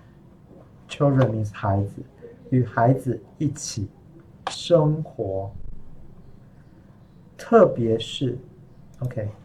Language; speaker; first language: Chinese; non-native, fluent; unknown